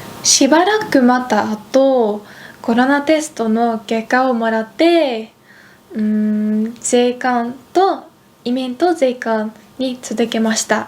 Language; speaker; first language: Japanese; non-native, fluent; Dutch